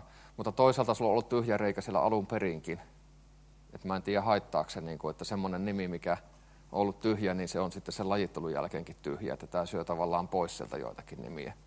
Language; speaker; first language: Finnish; native; Finnish